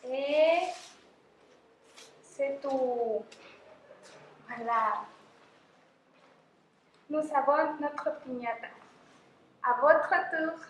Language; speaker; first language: French; non-native, fluent; Spanish